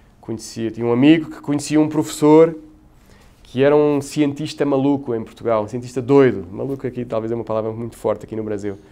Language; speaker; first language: Portuguese; native; Portuguese